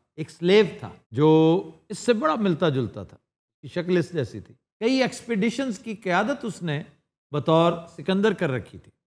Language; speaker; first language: Urdu; non-native, local second language; Punjabi